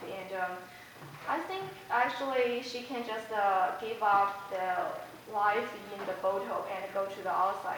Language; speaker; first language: English; non-native, fluent; Chinese